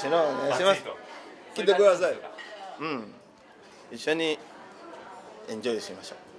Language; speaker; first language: Japanese; non-native, learner; Spanish